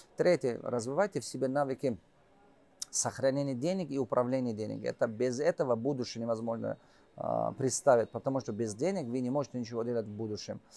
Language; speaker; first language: Russian; non-native, local second language; Tajik